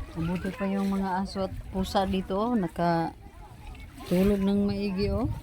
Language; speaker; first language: Filipino; non-native, local second language; Cebuano